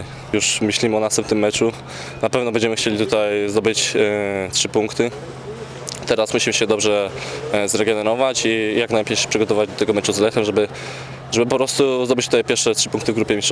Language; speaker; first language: Polish; native; Polish